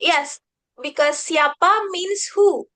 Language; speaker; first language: English; non-native, fluent; Indonesian